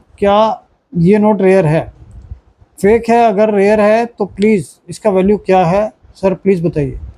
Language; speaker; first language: Hindi; native; Hindi